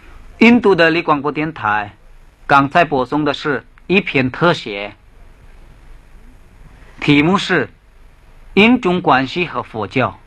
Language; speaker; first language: Chinese; non-native, fluent; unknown